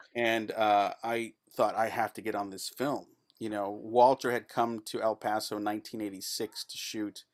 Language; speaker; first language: English; native; English